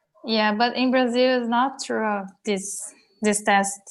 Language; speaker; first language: English; non-native, learner; Portuguese